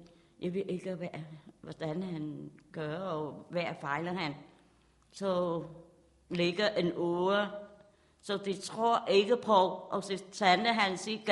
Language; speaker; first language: Danish; non-native, learner; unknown